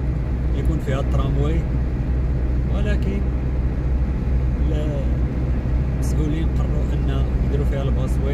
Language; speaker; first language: Arabic; native; Arabic